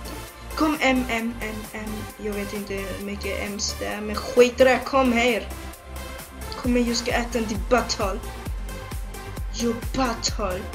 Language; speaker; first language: Swedish; early bilingual, other home language; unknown